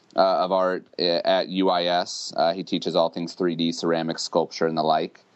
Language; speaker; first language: English; native; English